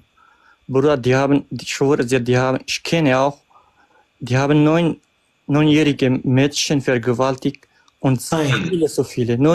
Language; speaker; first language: German; non-native, learner; Kurdish